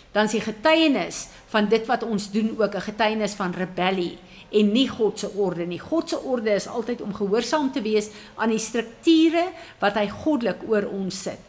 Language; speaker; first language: Afrikaans; native; Afrikaans